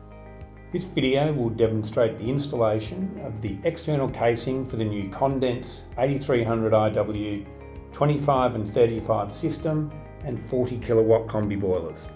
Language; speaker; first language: English; native; English